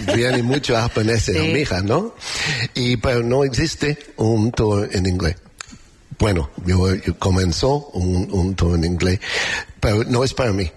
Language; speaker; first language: Spanish; non-native, learner; English